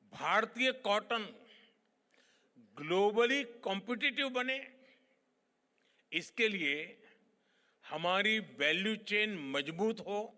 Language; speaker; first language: Hindi; non-native, local second language; Gujarati